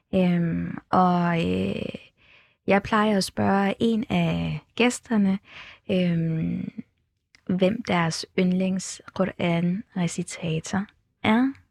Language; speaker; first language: Danish; early bilingual, other home language; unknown